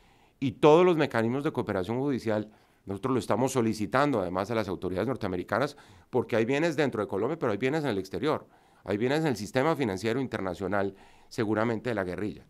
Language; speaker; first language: Spanish; native; Spanish